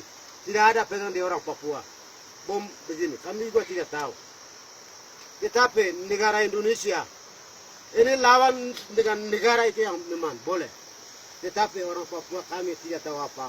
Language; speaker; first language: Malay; non-native, local second language; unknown